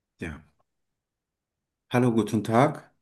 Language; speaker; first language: German; non-native, learner; Turkish